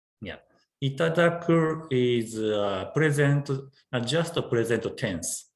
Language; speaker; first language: English; non-native, learner; Japanese